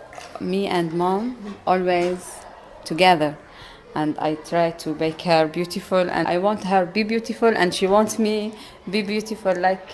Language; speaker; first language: English; non-native, learner; Arabic